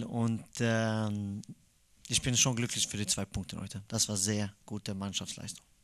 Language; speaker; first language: German; non-native, fluent; Swedish